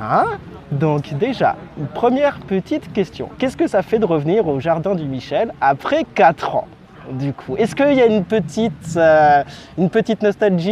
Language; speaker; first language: French; native; French